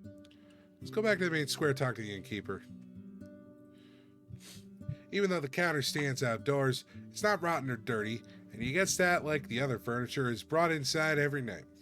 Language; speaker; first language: English; native; English